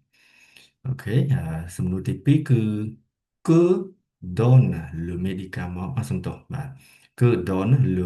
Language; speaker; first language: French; non-native, fluent; Khmer